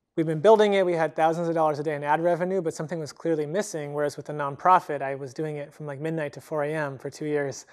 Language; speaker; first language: English; native; English